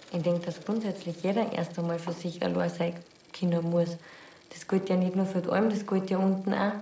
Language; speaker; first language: German; native; German